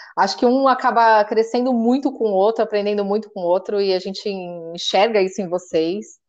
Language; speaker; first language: Portuguese; native; Portuguese